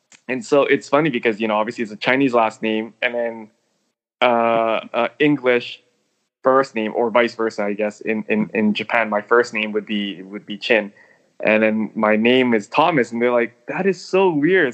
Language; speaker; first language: English; native; English